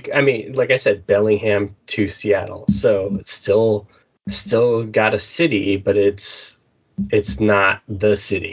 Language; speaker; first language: English; native; English